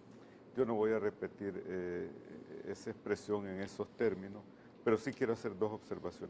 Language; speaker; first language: Spanish; native; Spanish